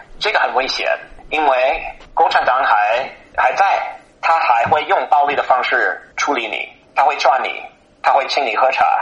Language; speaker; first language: Chinese; non-native, fluent; English